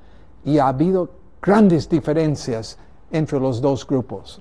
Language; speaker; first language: Spanish; native; Spanish